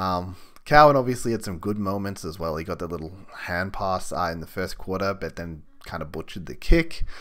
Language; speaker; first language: English; native; English